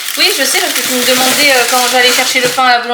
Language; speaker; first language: French; native; French